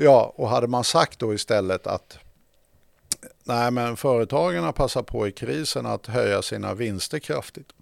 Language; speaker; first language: Swedish; native; Swedish